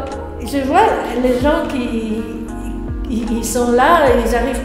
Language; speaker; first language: French; native; French